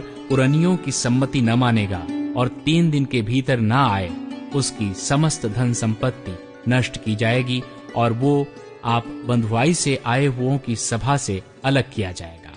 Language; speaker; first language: Hindi; native; Hindi